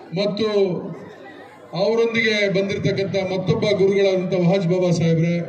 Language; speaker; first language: Kannada; native; Kannada